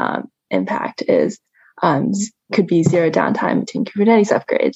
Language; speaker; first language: English; native; English